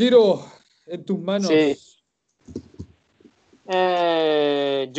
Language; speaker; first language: Japanese; non-native, learner; Spanish